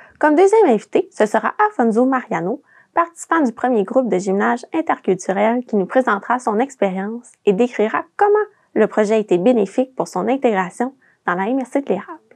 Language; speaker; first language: French; native; French